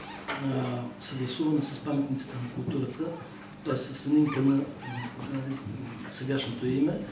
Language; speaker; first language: Bulgarian; native; Bulgarian